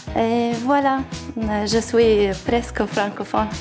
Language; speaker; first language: French; non-native, learner; Arabic